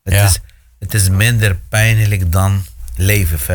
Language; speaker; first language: Dutch; non-native, fluent; Arabic